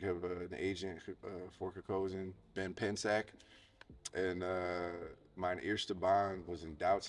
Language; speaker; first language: Dutch; non-native, fluent; English